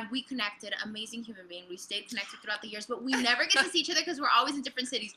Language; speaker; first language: English; early bilingual, other home language; Spanish